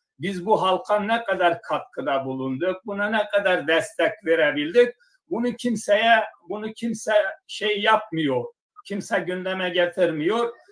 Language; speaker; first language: Turkish; non-native, local second language; Zaza